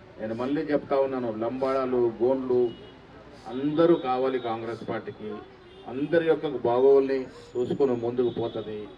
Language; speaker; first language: Telugu; native; Telugu